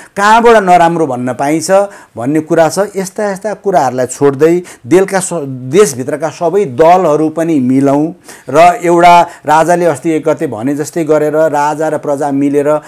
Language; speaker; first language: Nepali; native; Nepali